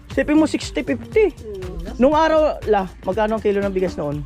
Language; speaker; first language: Filipino; native; Filipino